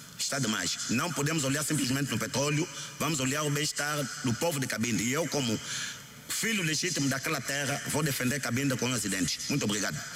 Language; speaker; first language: Portuguese; non-native, local second language; Kongo